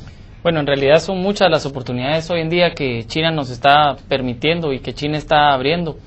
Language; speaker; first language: Spanish; native; Spanish